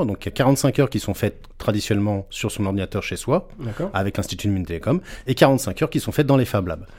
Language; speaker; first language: French; native; French